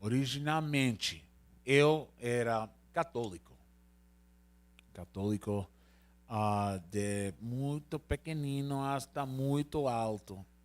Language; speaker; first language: Portuguese; non-native, learner; Spanish